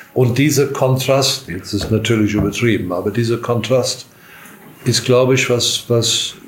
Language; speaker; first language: German; non-native, fluent; English